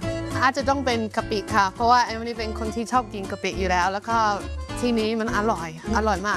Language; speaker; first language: Thai; non-native, fluent; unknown